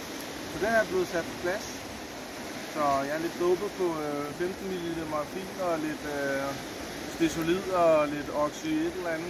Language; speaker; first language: Danish; native; Danish